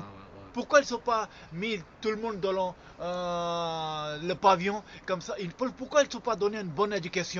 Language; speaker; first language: French; non-native, fluent; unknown